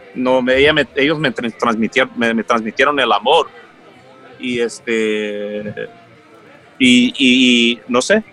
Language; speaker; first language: Spanish; early bilingual, heritage; Spanish